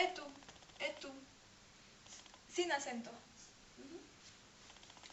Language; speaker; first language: Spanish; non-native, fluent; French